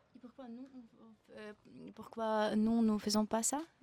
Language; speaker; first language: French; non-native, fluent; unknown